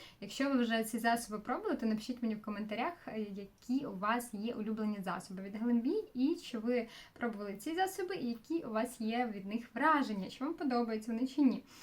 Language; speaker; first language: Ukrainian; non-native, local second language; Russian